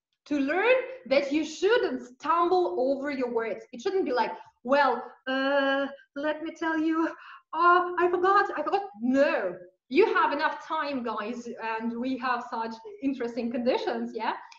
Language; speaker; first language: English; non-native, fluent; Russian